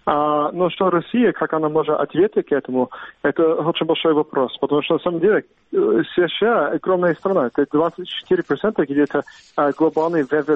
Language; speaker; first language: Russian; non-native, fluent; English